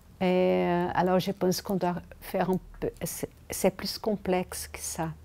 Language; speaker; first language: French; non-native, fluent; Portuguese